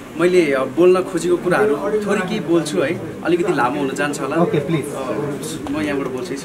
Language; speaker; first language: Nepali; native; Nepali